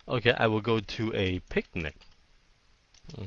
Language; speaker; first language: English; early bilingual, heritage; Vietnamese